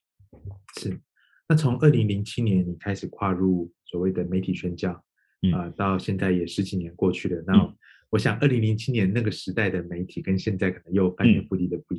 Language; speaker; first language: Chinese; native; Chinese